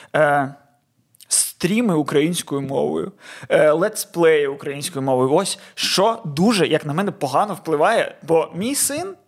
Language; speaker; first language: Ukrainian; non-native, local second language; Russian